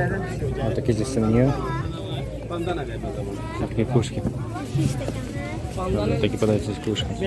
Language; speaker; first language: Russian; non-native, local second language; Azerbaijani